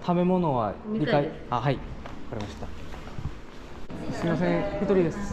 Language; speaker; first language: Japanese; non-native, learner; Korean